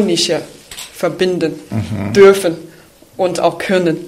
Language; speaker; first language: German; non-native, fluent; Chinese